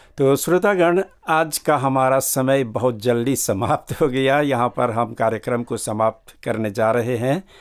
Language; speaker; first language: Hindi; early bilingual, heritage; Hindi